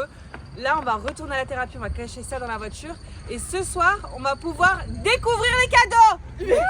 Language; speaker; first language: French; native; French